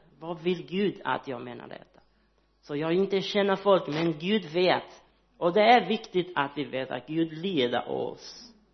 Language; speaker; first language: Swedish; non-native, learner; Portuguese